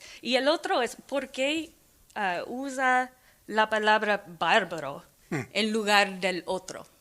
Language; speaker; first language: Spanish; non-native, fluent; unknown